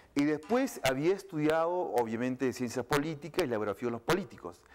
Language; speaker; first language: Spanish; non-native, local second language; Shipibo-Conibo